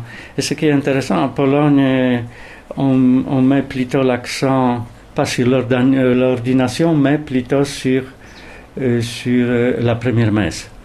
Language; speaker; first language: French; non-native, fluent; Polish